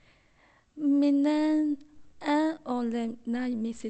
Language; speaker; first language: Finnish; non-native, learner; Chinese